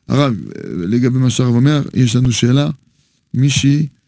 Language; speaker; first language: Hebrew; non-native, fluent; French